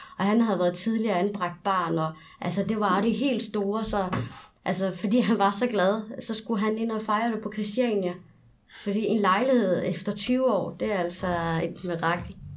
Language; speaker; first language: Danish; early bilingual, other home language; Arabic